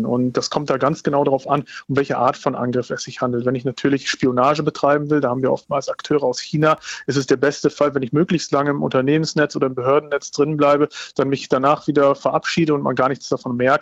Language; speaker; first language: German; native; German